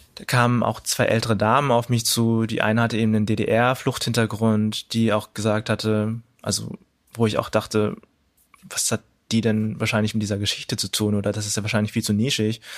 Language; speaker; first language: German; early bilingual, other home language; Cantonese